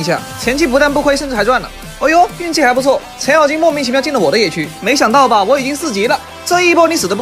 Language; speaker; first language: Chinese; native; Chinese